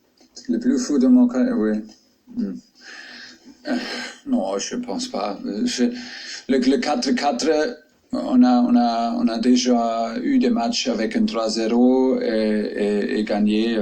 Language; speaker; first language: French; non-native, fluent; German